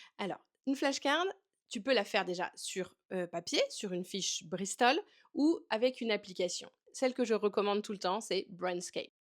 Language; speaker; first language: French; native; French